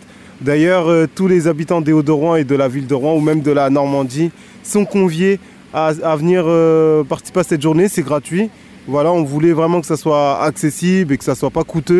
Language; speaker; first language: French; native; French